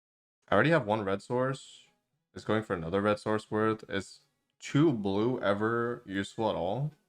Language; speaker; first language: English; native; English